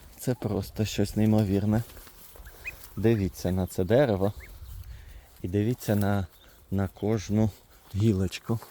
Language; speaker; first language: Ukrainian; non-native, local second language; Russian